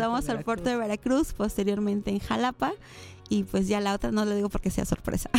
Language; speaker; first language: Spanish; native; Spanish